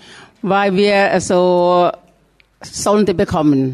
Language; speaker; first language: German; non-native, fluent; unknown